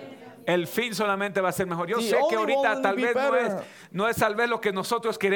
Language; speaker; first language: Spanish; native; Spanish